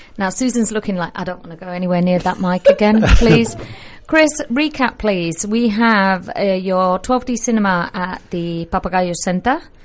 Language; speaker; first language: English; native; English